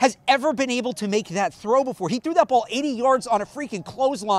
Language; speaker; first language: English; native; English